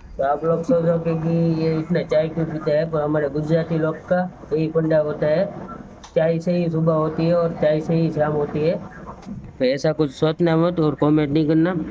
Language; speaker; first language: Hindi; non-native, local second language; Gujarati